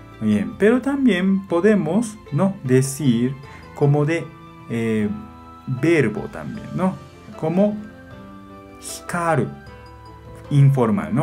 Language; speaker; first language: Spanish; non-native, fluent; Japanese